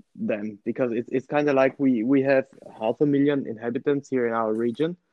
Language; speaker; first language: English; non-native, fluent; Italian